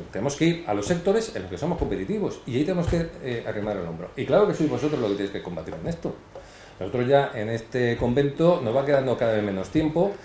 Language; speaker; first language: Spanish; native; Spanish